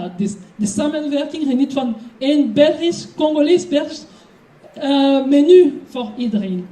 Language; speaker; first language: Dutch; non-native, fluent; French